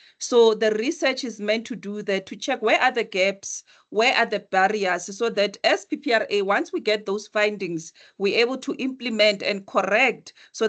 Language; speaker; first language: English; non-native, local second language; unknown